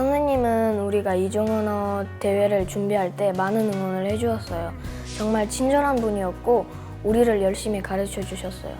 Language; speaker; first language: Korean; early bilingual, other home language; Russian